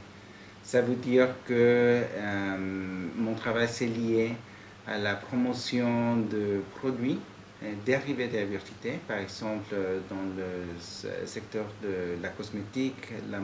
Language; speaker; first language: French; non-native, fluent; Spanish